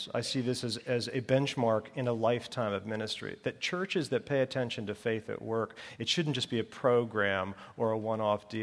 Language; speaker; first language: English; native; English